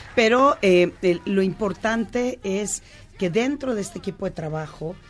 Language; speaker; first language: Spanish; native; Spanish